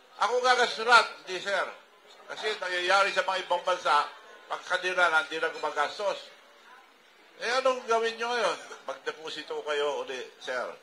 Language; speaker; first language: Filipino; non-native, local second language; Iloko